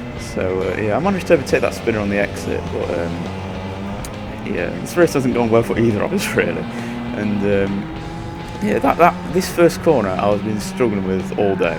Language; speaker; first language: English; native; English